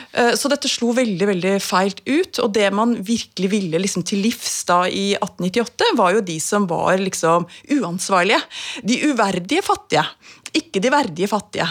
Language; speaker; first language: Norwegian; native; Norwegian